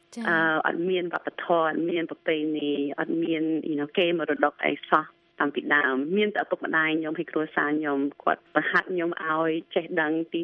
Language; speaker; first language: Khmer; early bilingual, other home language; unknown